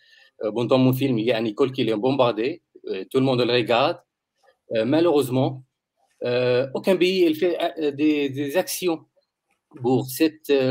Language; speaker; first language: French; non-native, learner; Arabic